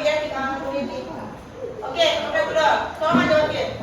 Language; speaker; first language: Malay; native; Malay